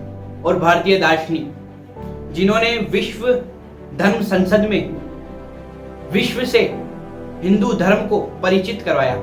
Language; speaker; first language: Hindi; native; Hindi